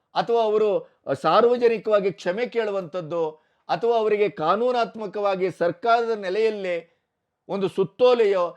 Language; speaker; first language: Kannada; native; Kannada